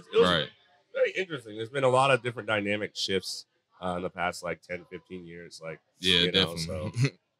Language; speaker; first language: English; native; English